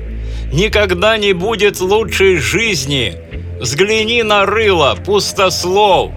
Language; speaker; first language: Russian; native; Russian